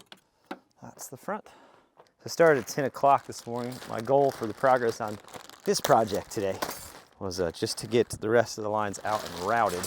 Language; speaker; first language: English; native; English